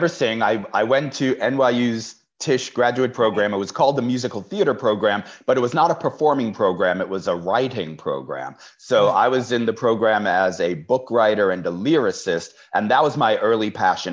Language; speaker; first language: English; native; English